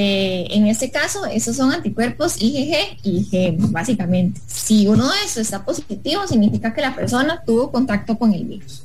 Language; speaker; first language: Spanish; native; Spanish